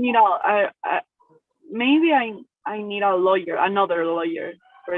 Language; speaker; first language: English; non-native, learner; Spanish